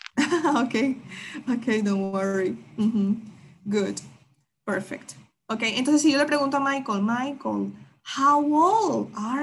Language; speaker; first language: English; non-native, fluent; Spanish